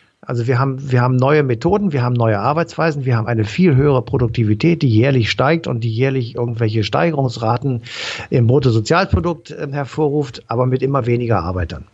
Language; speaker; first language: German; native; German